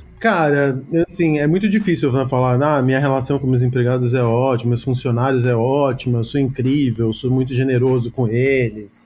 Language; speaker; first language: Portuguese; early bilingual, other home language; Spanish